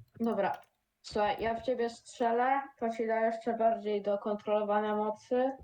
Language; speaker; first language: Polish; native; Polish